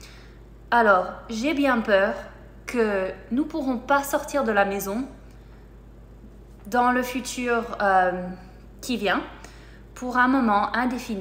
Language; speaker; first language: French; non-native, fluent; English